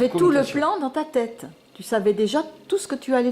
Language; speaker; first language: French; native; French